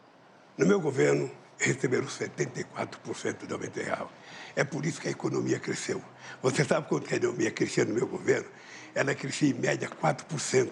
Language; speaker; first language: Portuguese; native; Portuguese